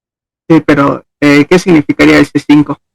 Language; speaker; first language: Spanish; native; Spanish